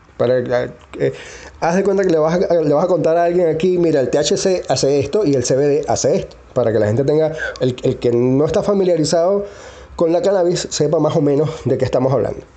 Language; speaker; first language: Spanish; native; Spanish